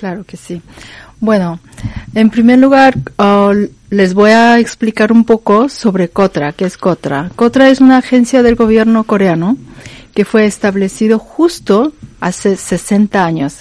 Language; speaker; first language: Spanish; non-native, fluent; Korean